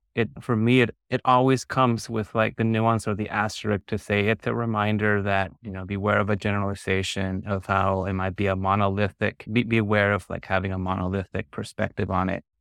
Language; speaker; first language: English; early bilingual, other home language; Spanish